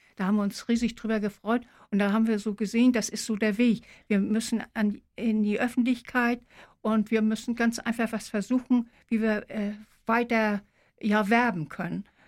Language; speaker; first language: German; native; German